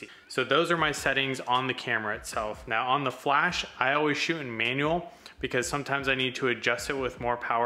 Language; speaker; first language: English; native; English